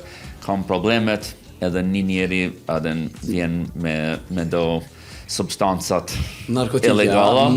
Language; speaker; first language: Albanian; non-native, fluent; English